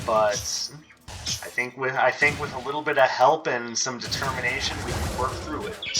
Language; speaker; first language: English; native; English